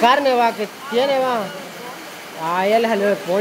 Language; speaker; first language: Spanish; native; Spanish